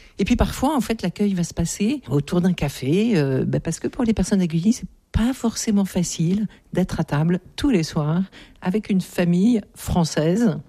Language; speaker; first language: French; native; French